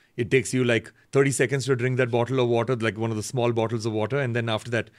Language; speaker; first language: English; native; English